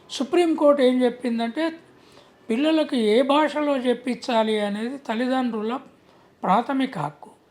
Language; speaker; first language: Telugu; native; Telugu